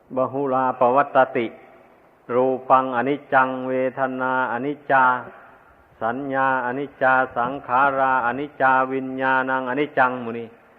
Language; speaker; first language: Thai; native; Thai